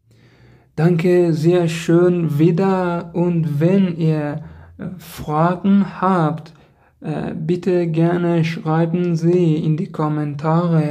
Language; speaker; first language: German; non-native, learner; Persian